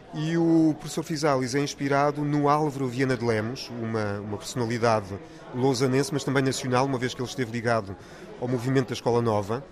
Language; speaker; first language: Portuguese; early bilingual, other home language; French